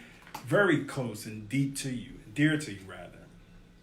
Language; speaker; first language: English; native; English